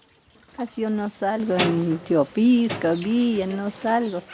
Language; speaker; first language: Spanish; non-native, local second language; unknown